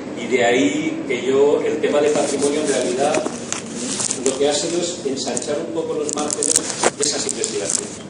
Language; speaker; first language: Spanish; non-native, local second language; Catalan